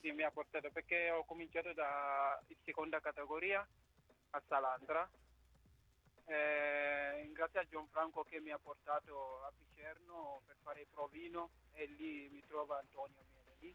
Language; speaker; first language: Italian; non-native, fluent; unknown